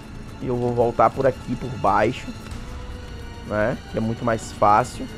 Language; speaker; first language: Portuguese; native; Portuguese